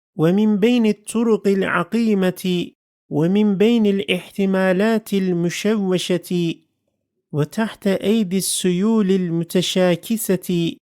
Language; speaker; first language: Arabic; non-native, fluent; Turkish